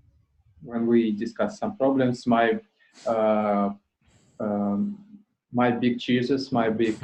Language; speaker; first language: English; non-native, learner; Russian